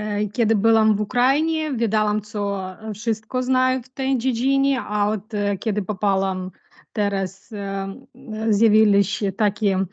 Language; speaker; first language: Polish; non-native, learner; Ukrainian